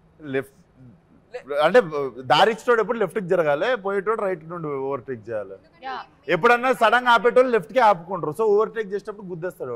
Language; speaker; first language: Telugu; native; Telugu